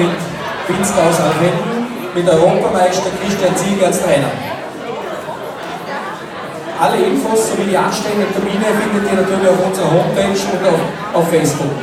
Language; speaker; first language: German; native; German